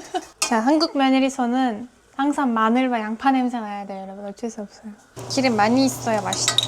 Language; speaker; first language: Korean; non-native, learner; Turkish